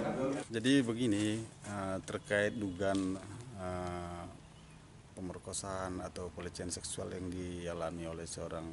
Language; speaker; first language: Indonesian; native; Indonesian